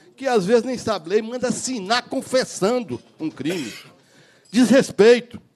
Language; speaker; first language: Portuguese; native; Portuguese